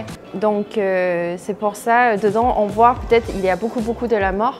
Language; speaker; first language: French; non-native, fluent; Chinese